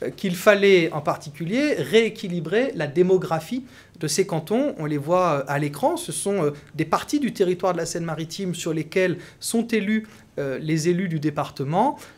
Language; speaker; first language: French; native; French